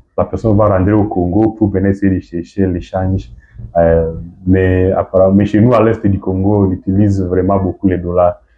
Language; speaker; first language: French; non-native, local second language; Swahili